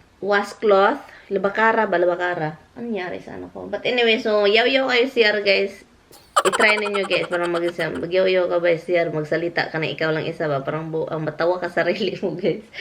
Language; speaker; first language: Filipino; non-native, local second language; Cebuano